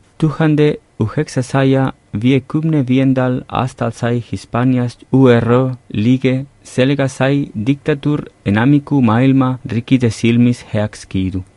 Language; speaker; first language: Estonian; non-native, fluent; Spanish